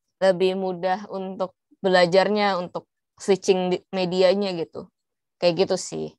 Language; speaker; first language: Indonesian; native; Indonesian